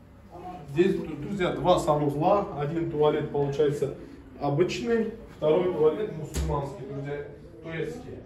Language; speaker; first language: Russian; non-native, fluent; Turkish